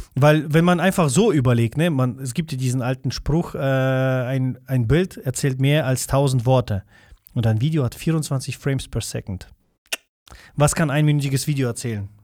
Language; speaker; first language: German; non-native, fluent; Russian